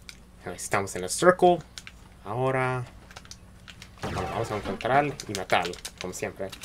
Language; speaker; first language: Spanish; early bilingual, heritage; Spanish